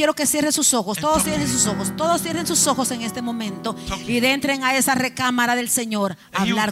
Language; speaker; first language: Spanish; native; Spanish